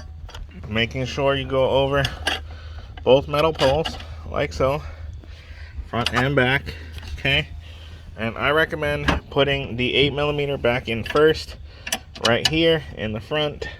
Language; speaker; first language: English; native; English